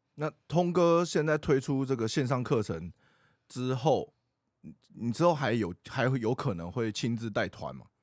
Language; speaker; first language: Chinese; native; Chinese